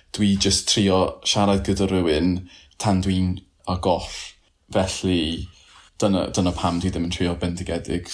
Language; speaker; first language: Welsh; non-native, learner; English